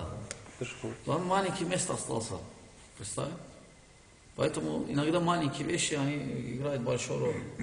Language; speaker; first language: Russian; non-native, learner; Azerbaijani